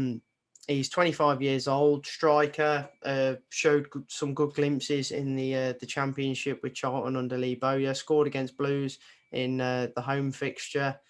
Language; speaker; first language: English; native; English